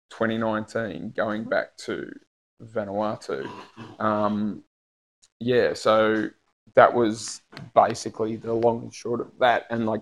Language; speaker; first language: English; native; English